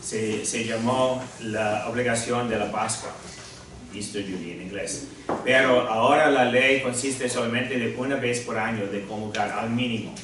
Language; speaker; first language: Spanish; non-native, fluent; English